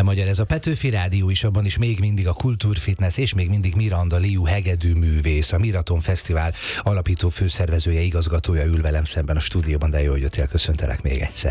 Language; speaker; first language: Hungarian; native; Hungarian